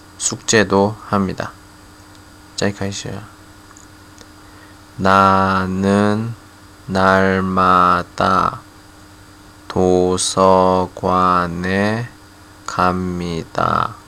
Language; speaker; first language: Korean; non-native, fluent; Chinese